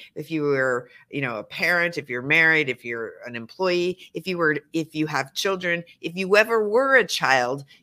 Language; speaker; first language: English; native; English